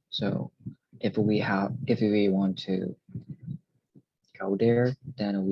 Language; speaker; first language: English; non-native, learner; Korean